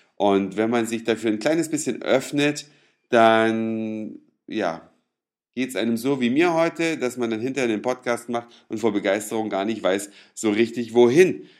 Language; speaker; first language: German; native; German